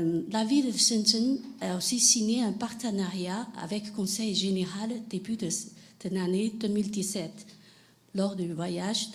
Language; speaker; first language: French; non-native, fluent; Chinese